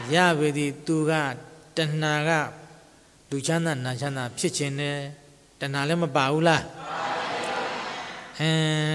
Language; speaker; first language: Burmese; native; Burmese